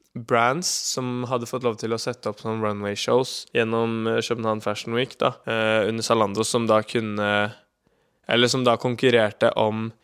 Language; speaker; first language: Norwegian; native; Norwegian